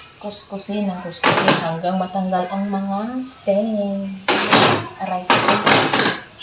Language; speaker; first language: Filipino; non-native, local second language; Cebuano